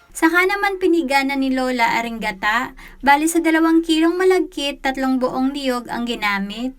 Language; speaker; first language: Filipino; native; Filipino